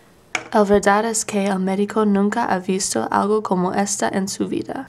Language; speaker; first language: Spanish; non-native, learner; English